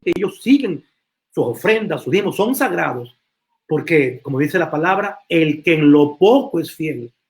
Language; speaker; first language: Spanish; native; Spanish